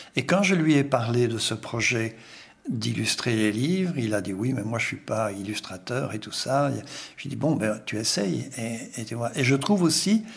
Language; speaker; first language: French; non-native, local second language; Dutch